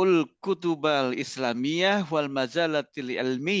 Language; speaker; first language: Arabic; non-native, learner; Indonesian